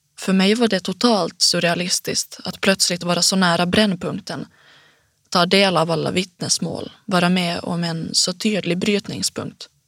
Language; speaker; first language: Swedish; native; Swedish